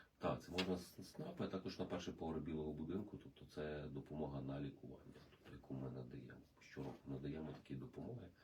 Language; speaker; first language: Ukrainian; native; Ukrainian